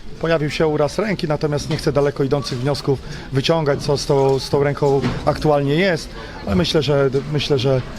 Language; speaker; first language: Polish; native; Polish